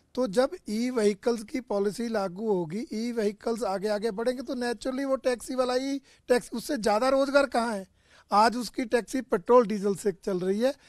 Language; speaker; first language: Hindi; native; Hindi